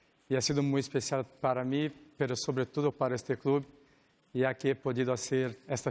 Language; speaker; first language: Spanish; non-native, learner; Portuguese